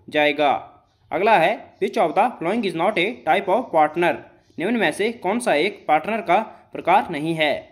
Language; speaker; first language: Hindi; native; Hindi